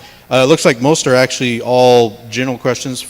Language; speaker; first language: English; native; English